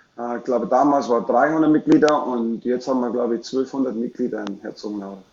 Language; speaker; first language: German; non-native, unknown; English